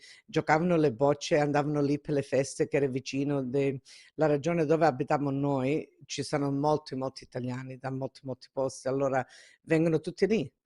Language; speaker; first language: Italian; early bilingual, heritage; Italian